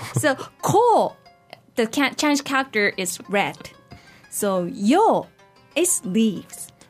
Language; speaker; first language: English; non-native, fluent; Japanese